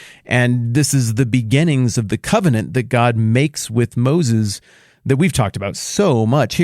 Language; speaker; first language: English; native; English